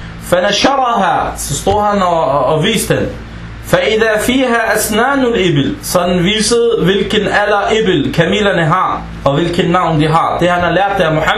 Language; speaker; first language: Danish; non-native, fluent; Arabic